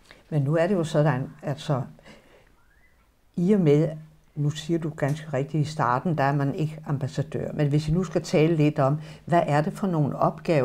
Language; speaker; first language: Danish; native; Danish